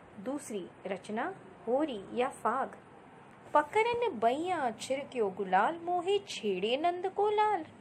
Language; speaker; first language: Hindi; non-native, local second language; Marathi